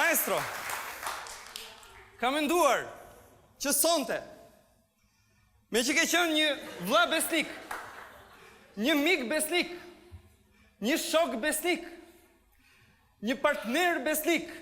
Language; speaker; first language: Albanian; native; Albanian